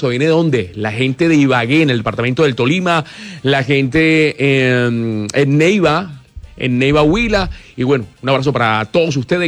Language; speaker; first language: Spanish; native; Spanish